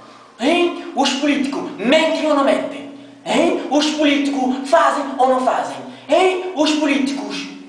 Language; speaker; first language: Portuguese; non-native, local second language; Kabuverdianu